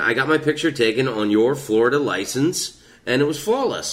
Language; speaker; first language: English; native; English